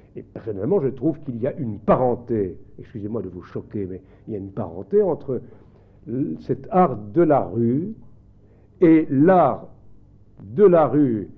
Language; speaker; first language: French; native; French